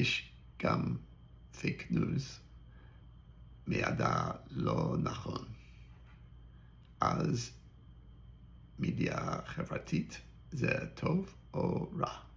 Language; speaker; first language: Hebrew; non-native, learner; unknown